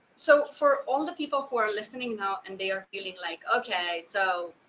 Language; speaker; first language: English; non-native, fluent; Slovenian